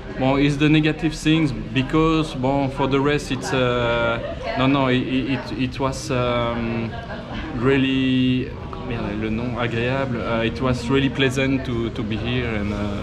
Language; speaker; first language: English; non-native, learner; French